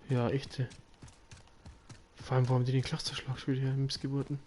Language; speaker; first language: German; native; German